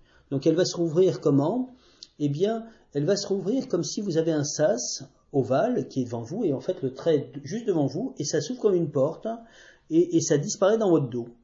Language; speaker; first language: French; native; French